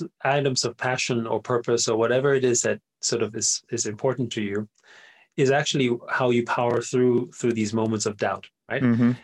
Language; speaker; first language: English; non-native, fluent; German